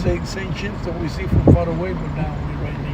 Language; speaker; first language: English; non-native, learner; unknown